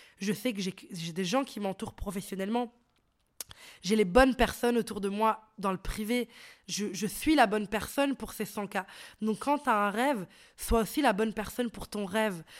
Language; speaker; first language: French; early bilingual, other home language; Arabic